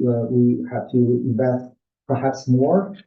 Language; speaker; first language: English; non-native, fluent; Chinese